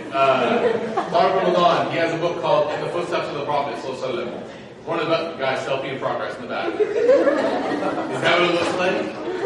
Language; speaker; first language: English; native; English